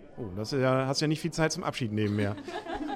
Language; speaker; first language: German; native; German